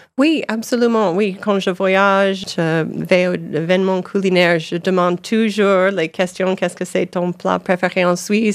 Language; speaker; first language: French; non-native, learner; English